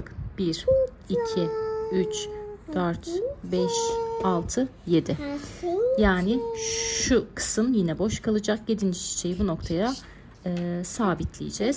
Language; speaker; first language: Turkish; native; Turkish